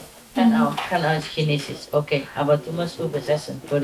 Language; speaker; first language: German; non-native, learner; Vietnamese